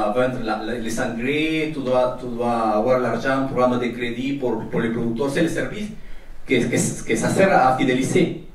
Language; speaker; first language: French; non-native, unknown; Spanish